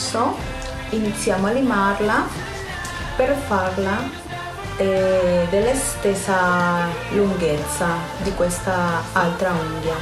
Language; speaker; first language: Italian; non-native, fluent; Spanish